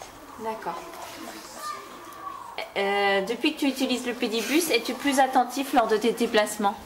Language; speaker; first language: French; native; French